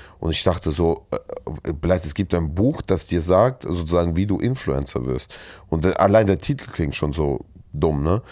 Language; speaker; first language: German; early bilingual, other home language; Russian